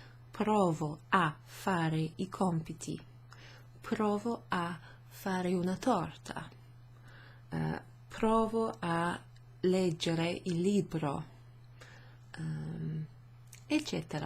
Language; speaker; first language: Italian; non-native, fluent; English